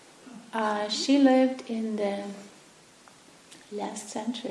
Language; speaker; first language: English; non-native, fluent; German